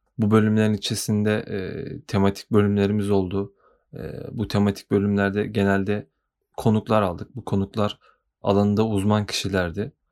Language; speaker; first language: Turkish; native; Turkish